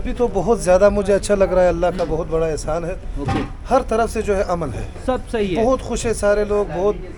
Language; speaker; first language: Hindi; non-native, fluent; Pashto